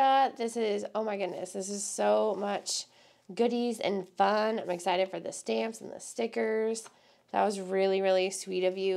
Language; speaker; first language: English; native; English